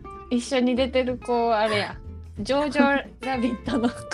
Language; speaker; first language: Japanese; early bilingual, heritage; Japanese